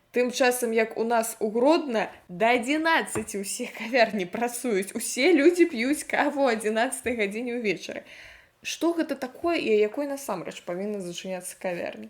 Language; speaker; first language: Belarusian; non-native, local second language; Russian